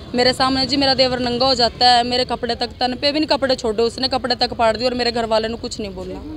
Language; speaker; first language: Hindi; native; Hindi